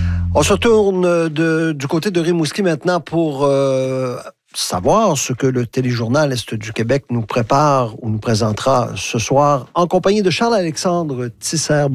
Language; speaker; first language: French; native; French